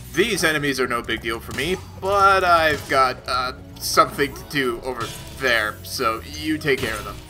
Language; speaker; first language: English; native; English